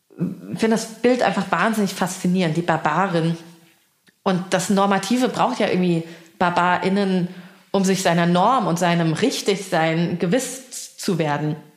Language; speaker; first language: German; early bilingual, other home language; Persian